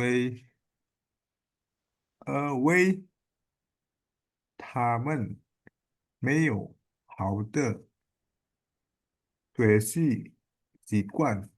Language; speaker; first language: Chinese; non-native, learner; Indonesian